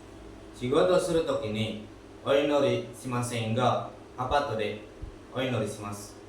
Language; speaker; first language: Japanese; non-native, learner; Indonesian